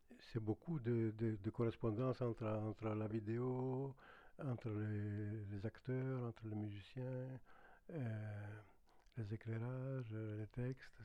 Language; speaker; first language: French; non-native, fluent; Greek